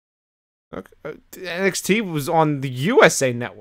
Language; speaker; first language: English; native; English